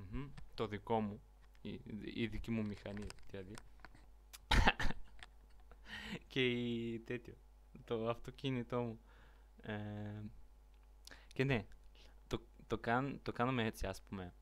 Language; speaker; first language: Greek; non-native, learner; Bulgarian